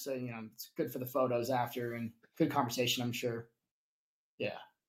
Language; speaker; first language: English; native; English